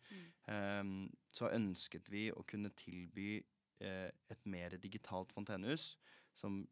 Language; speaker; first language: Norwegian; native; Norwegian